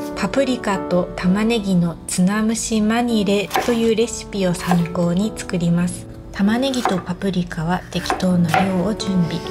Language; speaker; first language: Japanese; native; Japanese